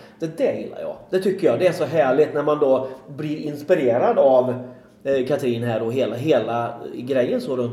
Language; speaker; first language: Swedish; native; Swedish